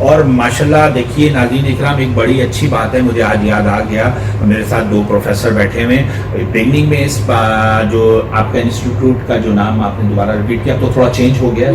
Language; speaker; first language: Urdu; native; Urdu